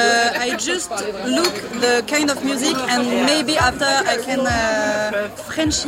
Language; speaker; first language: English; non-native, learner; French